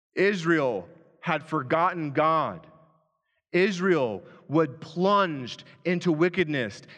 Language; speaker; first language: English; native; English